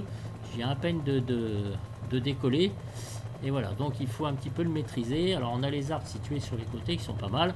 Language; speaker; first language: French; native; French